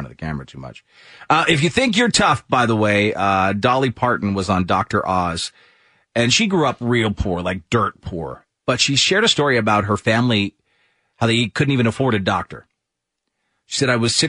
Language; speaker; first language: English; native; English